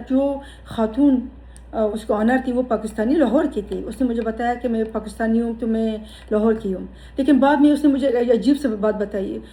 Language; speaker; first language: Urdu; non-native, fluent; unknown